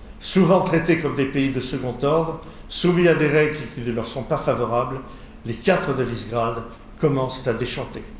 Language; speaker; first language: French; native; French